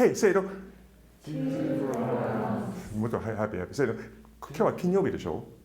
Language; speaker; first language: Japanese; non-native, fluent; English